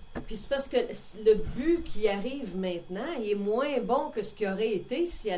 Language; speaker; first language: French; native; French